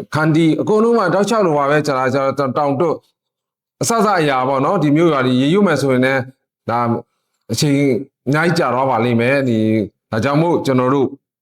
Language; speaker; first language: Burmese; non-native, local second language; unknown